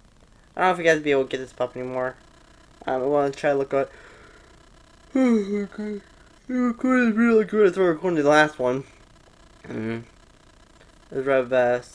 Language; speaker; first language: English; native; English